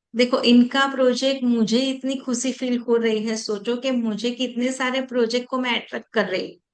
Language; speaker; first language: Hindi; non-native, local second language; Gujarati